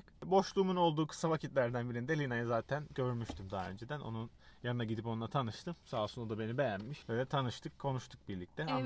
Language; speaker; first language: Turkish; native; Turkish